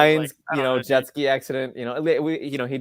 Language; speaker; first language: English; native; English